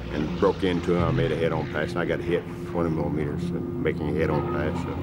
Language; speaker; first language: English; native; English